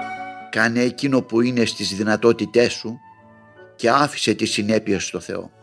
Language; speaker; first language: Greek; native; Greek